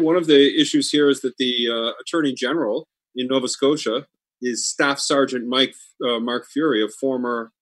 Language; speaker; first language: English; native; English